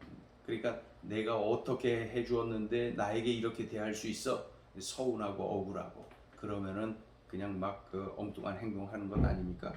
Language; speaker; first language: Korean; native; Korean